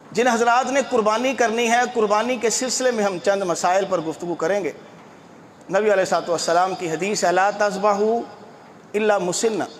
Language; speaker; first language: Urdu; non-native, local second language; Punjabi